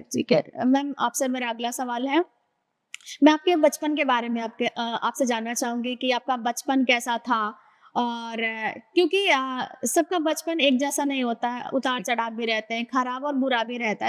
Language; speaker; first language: Hindi; native; Hindi